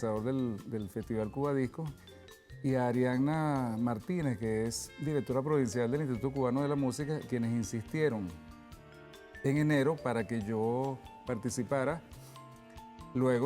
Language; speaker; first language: Spanish; native; Spanish